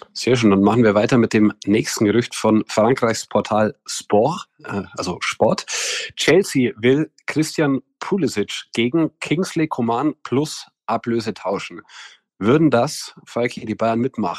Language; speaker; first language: German; native; German